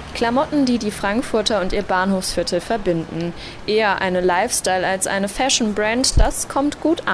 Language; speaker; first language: German; native; German